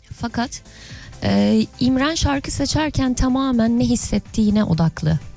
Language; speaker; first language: Turkish; early bilingual, heritage; Turkish